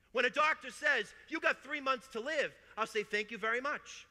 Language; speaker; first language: English; native; English